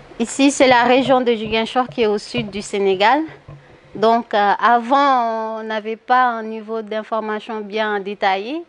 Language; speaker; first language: French; non-native, local second language; Wolof